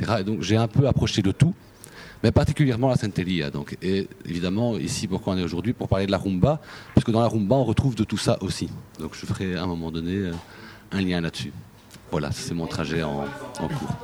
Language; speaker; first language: French; native; French